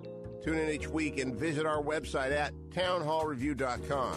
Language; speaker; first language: English; native; English